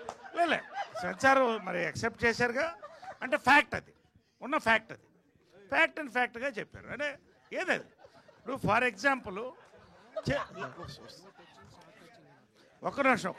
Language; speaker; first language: Telugu; native; Telugu